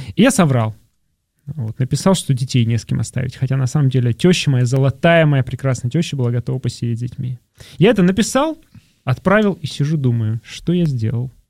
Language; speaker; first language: Russian; native; Russian